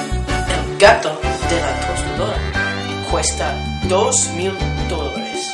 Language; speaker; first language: Spanish; non-native, learner; English